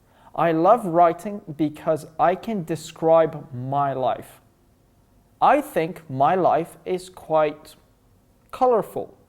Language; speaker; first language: English; non-native, fluent; Russian